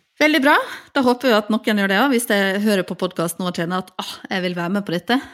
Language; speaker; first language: Norwegian; native; Norwegian